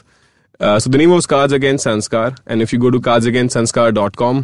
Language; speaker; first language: English; non-native, local second language; Gujarati